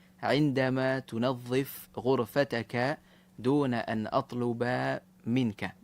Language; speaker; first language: Arabic; non-native, fluent; Malay